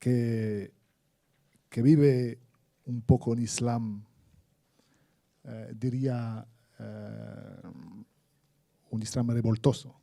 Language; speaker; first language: Spanish; non-native, fluent; Arabic